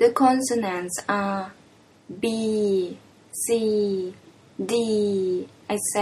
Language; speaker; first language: English; non-native, fluent; Thai